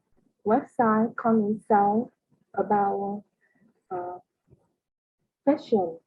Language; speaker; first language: English; non-native, learner; Vietnamese